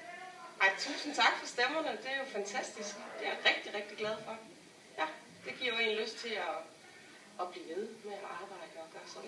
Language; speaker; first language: Danish; native; Danish